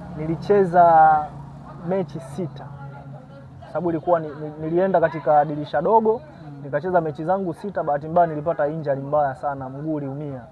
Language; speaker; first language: Swahili; native; Swahili